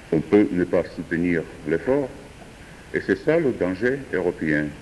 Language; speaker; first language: French; non-native, fluent; Georgian